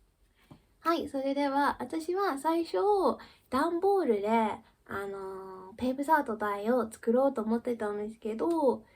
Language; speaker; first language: Japanese; early bilingual, heritage; Japanese